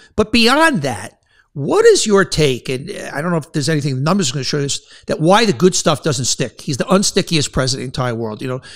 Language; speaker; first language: English; native; English